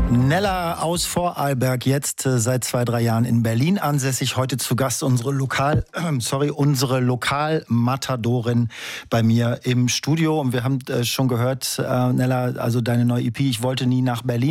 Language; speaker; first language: German; native; German